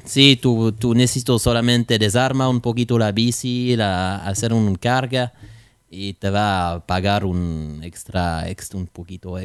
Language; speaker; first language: Spanish; non-native, learner; French